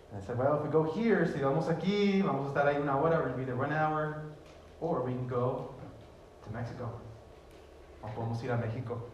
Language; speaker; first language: English; early bilingual, other home language; Spanish